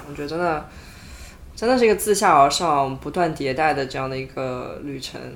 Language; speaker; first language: Chinese; native; Chinese